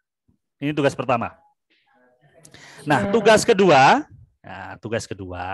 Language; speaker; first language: Indonesian; native; Indonesian